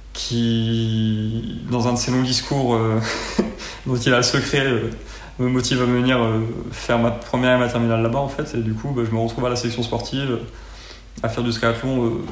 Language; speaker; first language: French; native; French